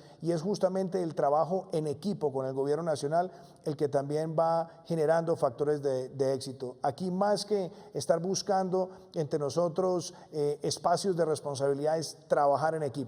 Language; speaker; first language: Spanish; native; Spanish